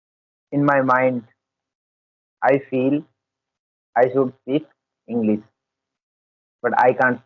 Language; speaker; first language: English; non-native, learner; Hindi